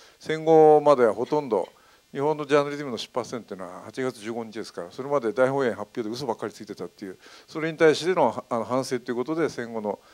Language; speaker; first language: Japanese; native; Japanese